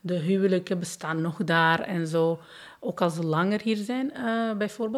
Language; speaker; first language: Dutch; non-native, fluent; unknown